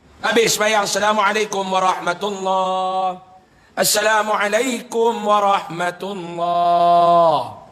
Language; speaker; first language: Malay; native; Malay